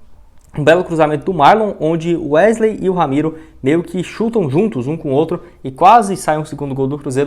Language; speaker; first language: Portuguese; native; Portuguese